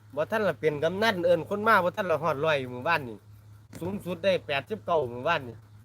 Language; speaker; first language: Thai; native; Thai